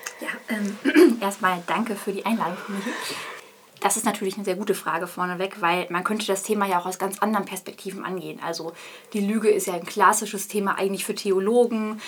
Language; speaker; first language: German; native; German